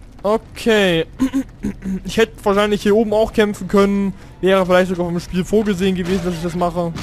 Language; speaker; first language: German; native; German